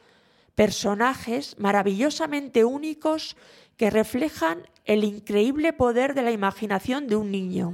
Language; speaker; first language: Spanish; native; Spanish